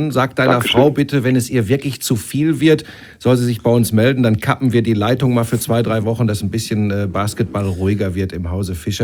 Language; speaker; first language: German; native; German